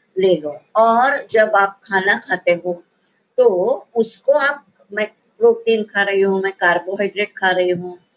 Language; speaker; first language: Hindi; non-native, local second language; Marathi